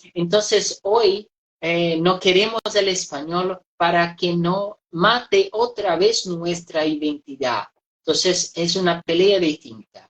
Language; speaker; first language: Spanish; non-native, fluent; Portuguese